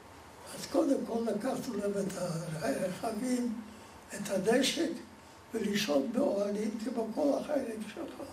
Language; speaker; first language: Hebrew; non-native, fluent; Polish